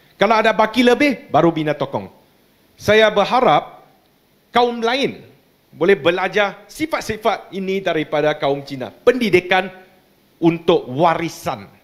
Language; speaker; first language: Malay; non-native, local second language; Chinese